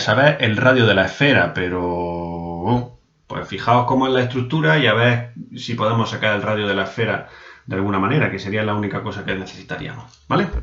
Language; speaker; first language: Spanish; native; Spanish